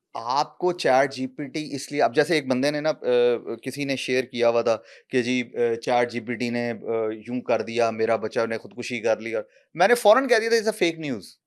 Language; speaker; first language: Urdu; non-native, local second language; Punjabi